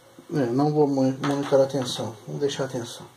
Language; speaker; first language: Portuguese; native; Portuguese